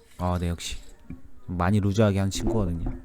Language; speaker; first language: Korean; native; Korean